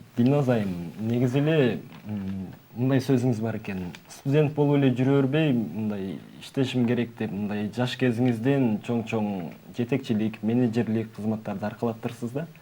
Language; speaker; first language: Kyrgyz; native; Kyrgyz